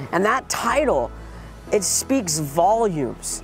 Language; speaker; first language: English; native; English